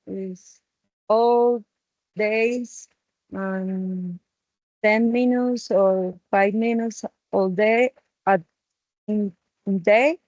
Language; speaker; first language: English; non-native, learner; Spanish